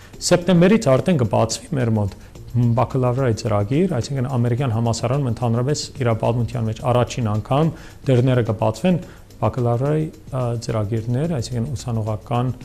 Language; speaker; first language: Armenian; early bilingual, heritage; Armenian